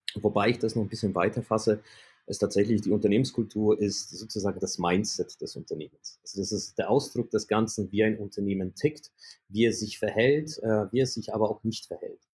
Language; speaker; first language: German; early bilingual, other home language; Polish